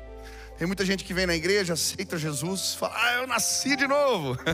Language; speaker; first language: Portuguese; native; Portuguese